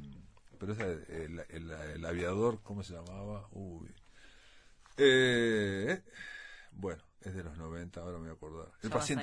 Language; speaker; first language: Spanish; native; Spanish